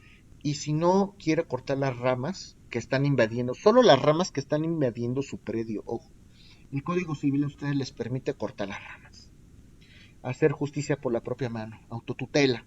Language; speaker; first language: Spanish; native; Spanish